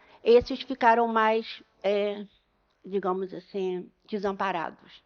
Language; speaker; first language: Portuguese; native; Portuguese